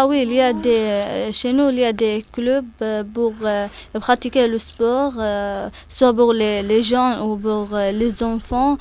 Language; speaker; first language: French; non-native, learner; Arabic